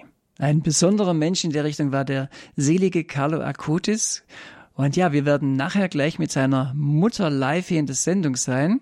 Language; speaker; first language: German; native; German